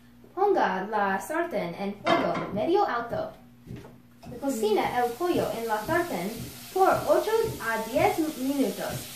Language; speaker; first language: Spanish; non-native, learner; English